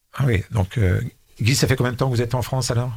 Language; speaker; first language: French; native; French